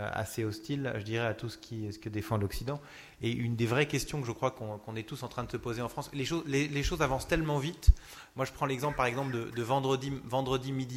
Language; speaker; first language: French; native; French